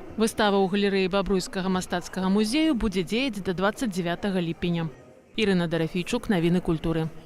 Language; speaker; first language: Belarusian; native; Belarusian